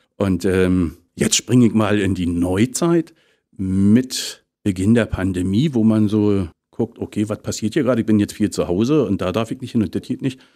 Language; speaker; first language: German; native; German